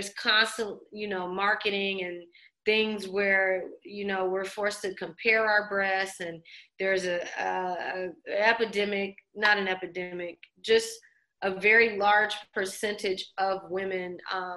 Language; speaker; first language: English; native; English